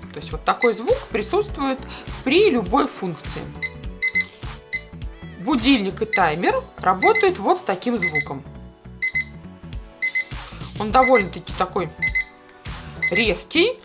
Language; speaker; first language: Russian; native; Russian